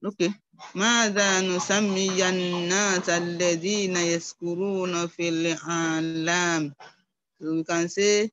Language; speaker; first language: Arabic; non-native, learner; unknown